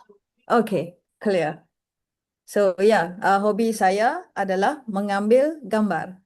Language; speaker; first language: Indonesian; non-native, learner; Malay